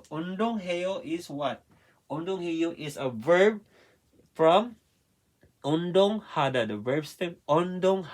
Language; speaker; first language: English; non-native, learner; Filipino